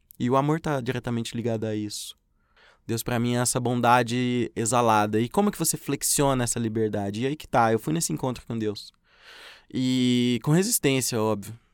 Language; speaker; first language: Portuguese; native; Portuguese